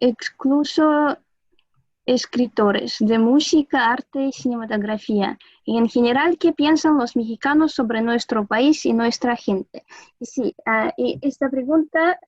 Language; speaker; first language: Spanish; non-native, fluent; Russian